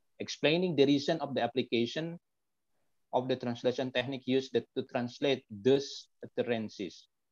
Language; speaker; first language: English; non-native, fluent; Indonesian